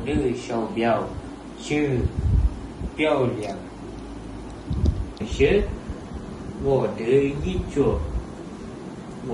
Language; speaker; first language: Chinese; non-native, learner; Malay